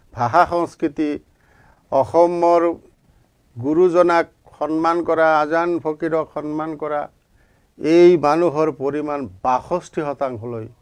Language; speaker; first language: Assamese; non-native, local second language; Bangla